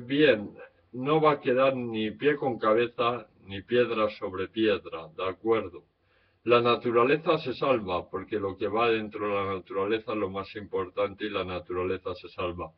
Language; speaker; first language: Spanish; native; Spanish